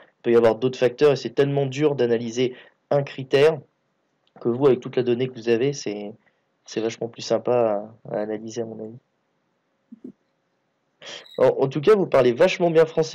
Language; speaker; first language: French; native; French